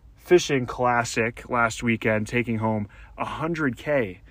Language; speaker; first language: English; native; English